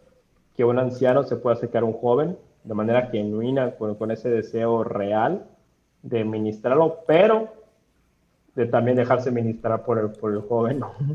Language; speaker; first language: Spanish; native; Spanish